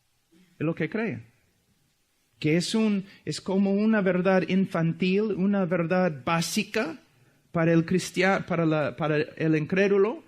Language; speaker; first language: Spanish; non-native, fluent; English